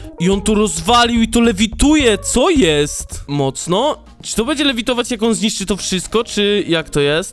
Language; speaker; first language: Polish; native; Polish